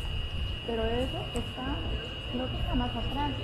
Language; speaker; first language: Spanish; native; Spanish